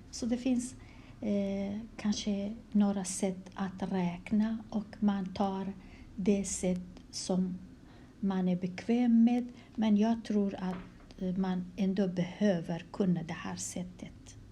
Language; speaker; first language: Swedish; non-native, fluent; Kurdish